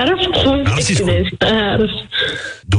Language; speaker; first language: Arabic; native; Arabic